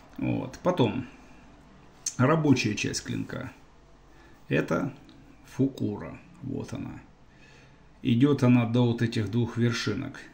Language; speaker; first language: Russian; native; Russian